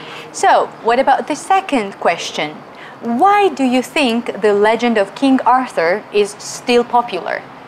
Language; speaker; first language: English; non-native, fluent; Georgian